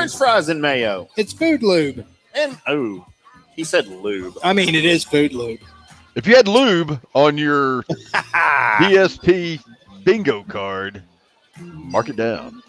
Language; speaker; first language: English; native; English